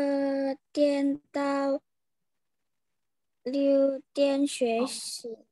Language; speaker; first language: Chinese; non-native, learner; Indonesian